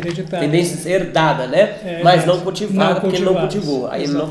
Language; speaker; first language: Portuguese; native; Portuguese